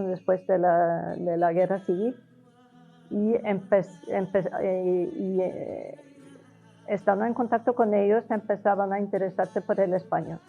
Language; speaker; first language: Spanish; non-native, fluent; Norwegian